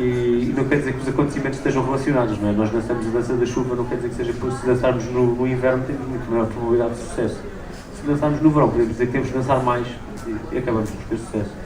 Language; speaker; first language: Portuguese; native; Portuguese